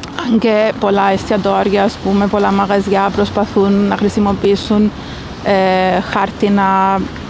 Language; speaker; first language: Greek; early bilingual, heritage; Greek